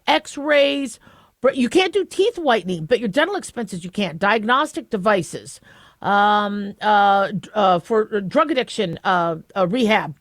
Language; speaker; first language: English; native; English